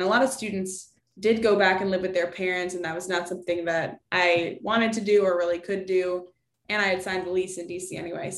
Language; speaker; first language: English; native; English